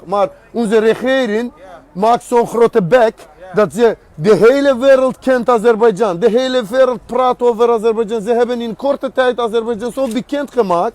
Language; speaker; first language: Dutch; non-native, learner; Azerbaijani